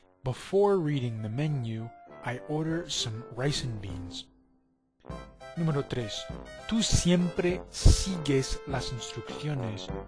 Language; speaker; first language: English; native; English